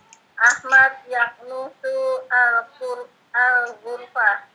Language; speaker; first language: Arabic; non-native, learner; Indonesian